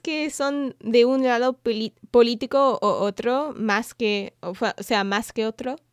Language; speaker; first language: Spanish; non-native, fluent; English